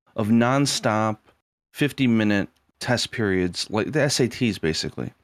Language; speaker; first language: English; native; English